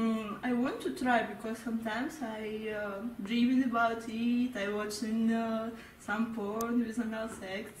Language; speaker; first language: English; non-native, learner; Russian